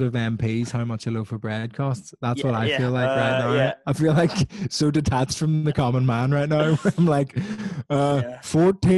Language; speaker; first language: English; native; English